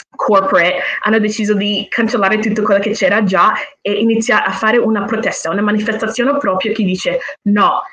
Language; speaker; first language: Italian; non-native, fluent; English